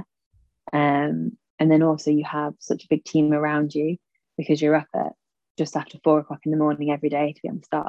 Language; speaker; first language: English; native; English